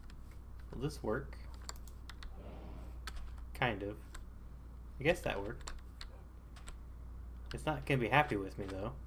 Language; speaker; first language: English; native; English